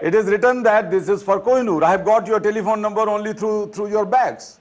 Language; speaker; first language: English; non-native, local second language; Hindi